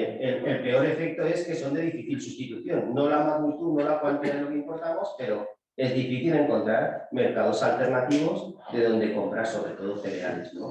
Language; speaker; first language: Spanish; native; Spanish